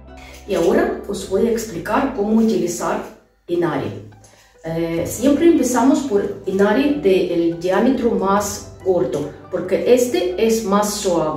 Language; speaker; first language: Spanish; non-native, fluent; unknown